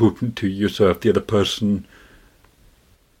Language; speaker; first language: English; native; English